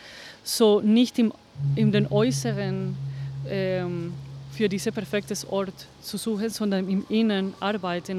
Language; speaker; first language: German; non-native, fluent; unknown